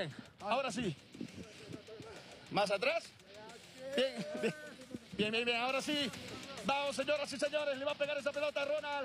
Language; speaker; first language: Spanish; native; Spanish